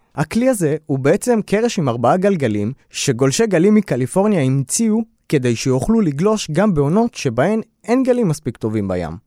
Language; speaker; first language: Hebrew; native; Hebrew